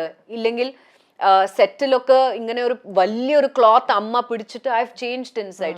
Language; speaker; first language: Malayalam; early bilingual, heritage; Malayalam